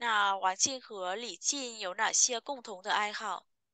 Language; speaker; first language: Chinese; non-native, fluent; Vietnamese